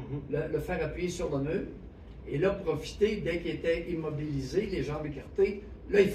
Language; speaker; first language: French; native; French